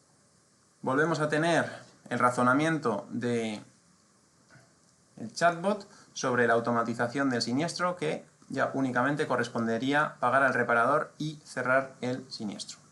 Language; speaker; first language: Spanish; native; Spanish